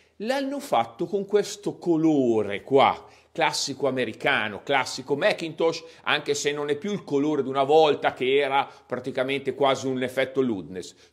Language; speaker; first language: Italian; native; Italian